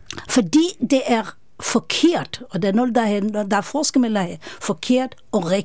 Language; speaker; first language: Danish; non-native, fluent; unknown